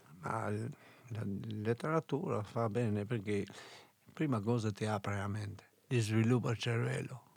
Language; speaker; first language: Italian; non-native, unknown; Albanian